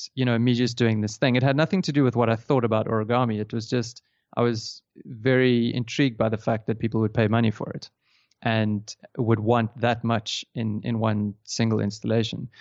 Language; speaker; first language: English; native; English